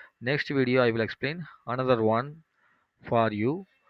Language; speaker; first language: English; non-native, local second language; Tamil